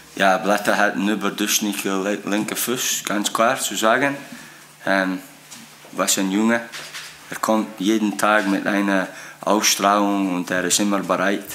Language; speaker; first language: German; non-native, fluent; English